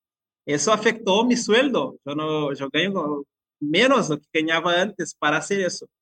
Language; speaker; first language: Spanish; non-native, fluent; Portuguese